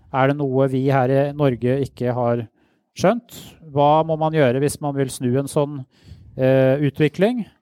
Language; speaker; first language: Norwegian; native; Norwegian